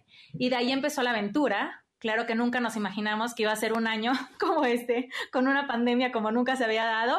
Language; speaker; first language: Spanish; native; Spanish